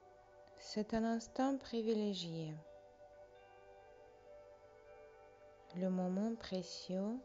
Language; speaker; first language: French; non-native, fluent; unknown